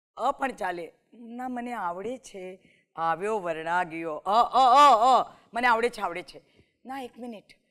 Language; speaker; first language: Gujarati; non-native, local second language; Marathi